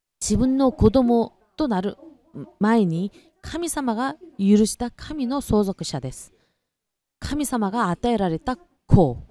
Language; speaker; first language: Japanese; non-native, fluent; Korean